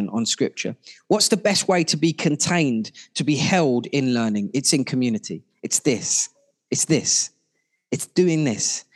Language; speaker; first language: English; native; English